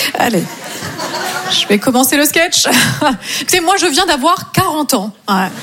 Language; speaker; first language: French; native; French